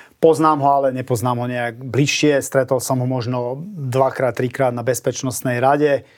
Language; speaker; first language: Slovak; non-native, local second language; Hungarian